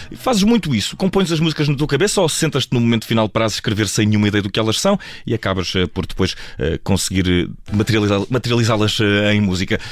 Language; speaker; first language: Portuguese; native; Portuguese